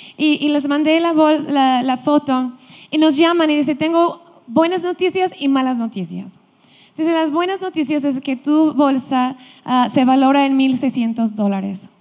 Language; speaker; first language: Spanish; non-native, fluent; English